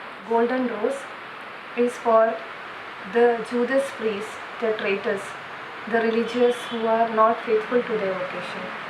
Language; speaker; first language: English; non-native, local second language; Malayalam